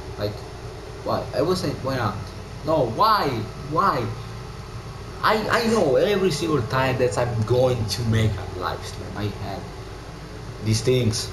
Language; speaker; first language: English; non-native, learner; Italian